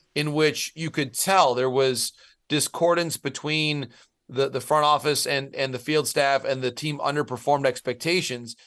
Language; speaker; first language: English; native; English